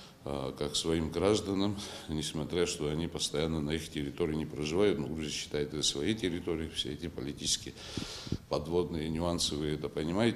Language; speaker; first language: Russian; non-native, local second language; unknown